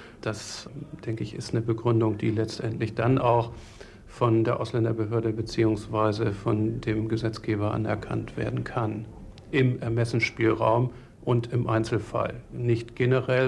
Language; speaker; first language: German; native; German